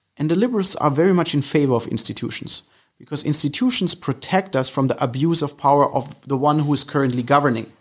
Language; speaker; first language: English; non-native, fluent; German